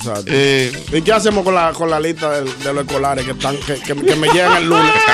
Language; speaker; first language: Spanish; native; Spanish